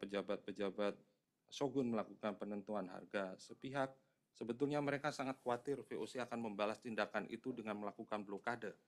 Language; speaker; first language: Indonesian; native; Indonesian